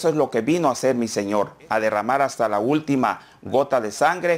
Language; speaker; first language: Spanish; native; Spanish